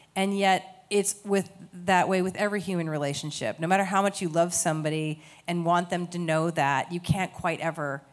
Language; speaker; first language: English; native; English